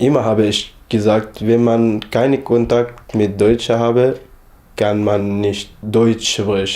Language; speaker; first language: German; non-native, learner; Turkish